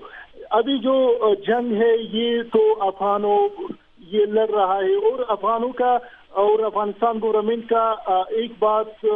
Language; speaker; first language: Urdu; non-native, fluent; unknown